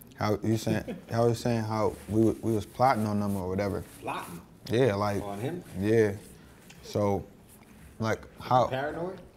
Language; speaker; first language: English; native; English